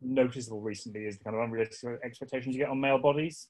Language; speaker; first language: English; native; English